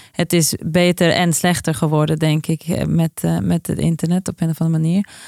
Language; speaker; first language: Dutch; non-native, fluent; Norwegian